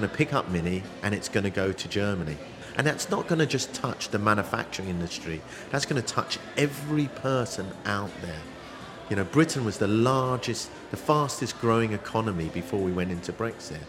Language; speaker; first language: English; native; English